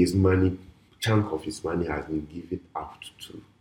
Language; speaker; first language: English; non-native, local second language; Ewe